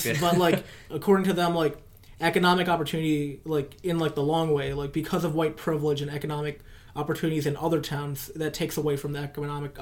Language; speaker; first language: English; native; English